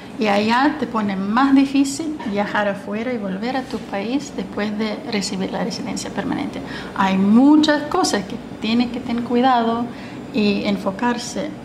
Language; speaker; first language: Spanish; non-native, fluent; Ukrainian